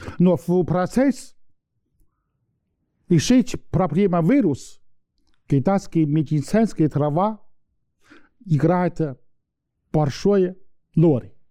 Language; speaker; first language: Russian; non-native, learner; Chinese